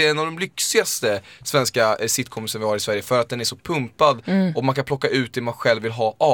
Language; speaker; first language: Swedish; native; Swedish